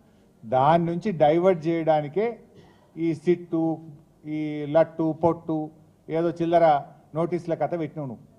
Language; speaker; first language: Telugu; native; Telugu